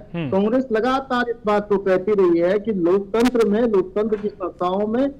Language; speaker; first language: Hindi; native; Hindi